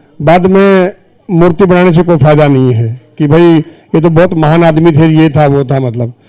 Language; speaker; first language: Hindi; native; Hindi